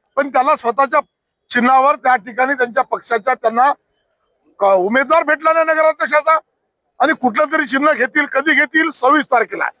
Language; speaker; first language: Marathi; native; Marathi